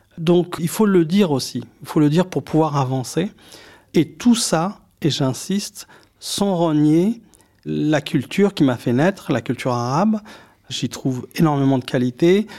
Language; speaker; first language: French; early bilingual, other home language; Arabic